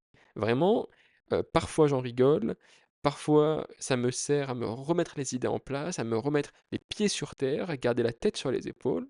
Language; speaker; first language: French; native; French